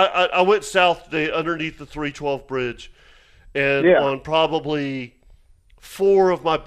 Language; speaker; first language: English; native; English